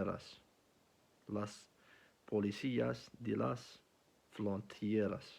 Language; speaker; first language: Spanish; non-native, learner; Arabic